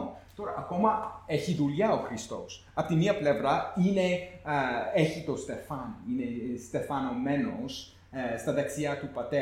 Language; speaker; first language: Greek; non-native, fluent; English